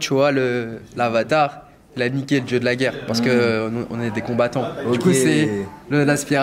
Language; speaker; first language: French; native; French